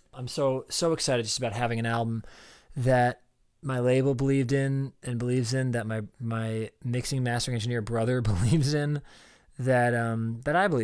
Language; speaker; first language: English; native; English